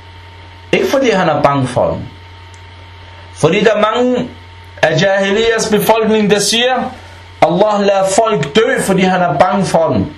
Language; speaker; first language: Danish; non-native, fluent; Arabic